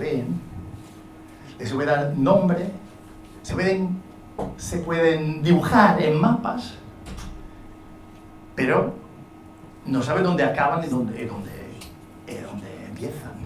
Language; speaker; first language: Spanish; non-native, fluent; Italian